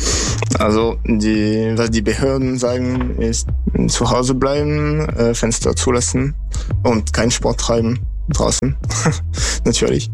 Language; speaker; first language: German; non-native, fluent; French